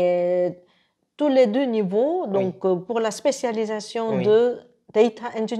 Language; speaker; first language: French; non-native, fluent; Korean